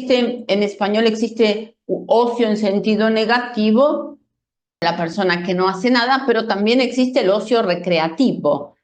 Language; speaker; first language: Spanish; non-native, fluent; Portuguese